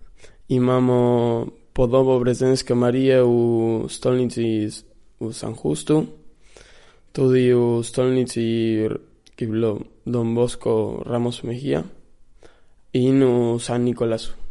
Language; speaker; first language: Slovenian; early bilingual, heritage; Slovenian